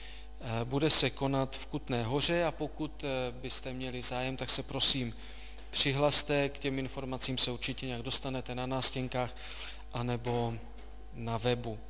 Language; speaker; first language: Czech; native; Czech